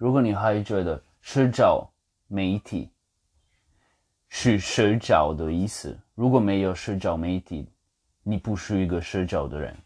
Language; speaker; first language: Chinese; non-native, fluent; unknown